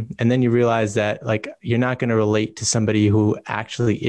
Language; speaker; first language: English; native; English